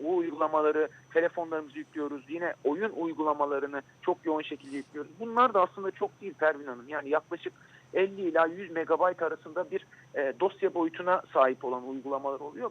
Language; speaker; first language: Turkish; native; Turkish